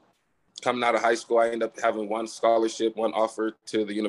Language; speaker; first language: English; native; English